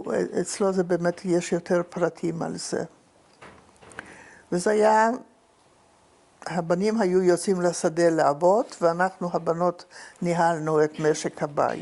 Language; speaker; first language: Hebrew; non-native, fluent; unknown